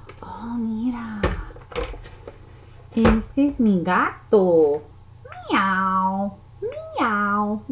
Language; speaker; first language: Spanish; non-native, learner; English